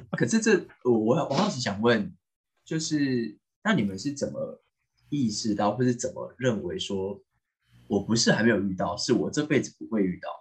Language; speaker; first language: Chinese; native; Chinese